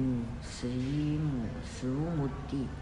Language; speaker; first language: Chinese; non-native, local second language; Uyghur